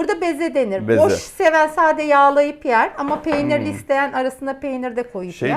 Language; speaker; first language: Turkish; native; Turkish